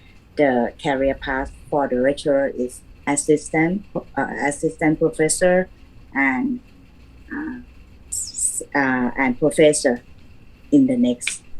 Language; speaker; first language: English; non-native, learner; Thai